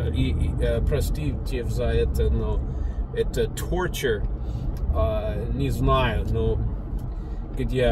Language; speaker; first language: Russian; non-native, learner; English